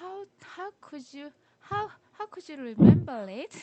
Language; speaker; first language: English; non-native, learner; Korean